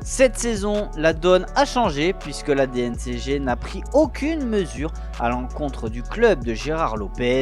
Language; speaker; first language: French; native; French